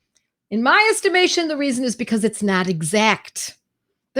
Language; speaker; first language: English; native; English